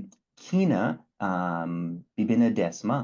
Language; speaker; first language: Nepali; non-native, fluent; English